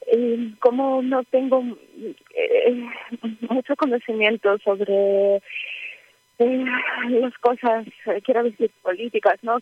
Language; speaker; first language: Spanish; early bilingual, heritage; Ukrainian